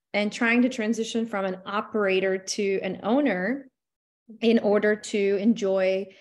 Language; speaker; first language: English; non-native, fluent; Albanian